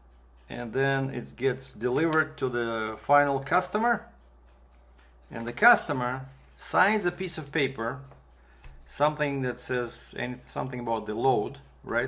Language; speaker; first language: English; non-native, fluent; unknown